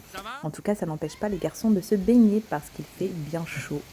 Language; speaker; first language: French; native; French